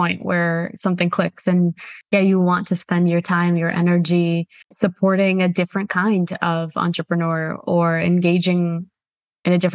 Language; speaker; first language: English; native; English